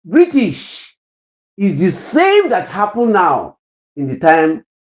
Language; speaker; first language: English; non-native, local second language; Yoruba